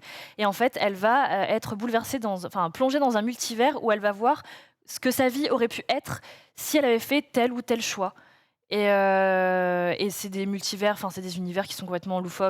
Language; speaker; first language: French; native; French